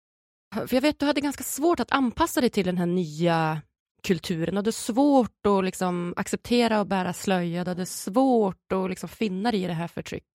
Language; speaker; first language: Swedish; native; Swedish